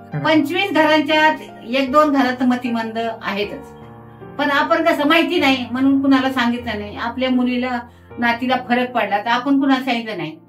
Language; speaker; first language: Marathi; native; Marathi